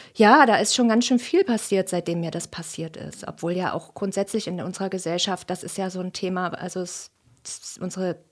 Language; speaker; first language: German; native; German